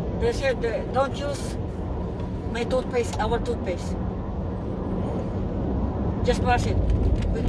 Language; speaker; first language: English; non-native, learner; Filipino